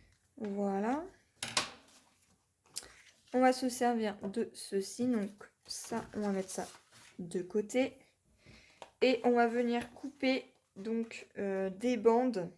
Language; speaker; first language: French; native; French